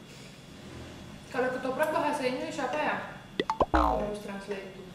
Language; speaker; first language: Indonesian; non-native, fluent; Romanian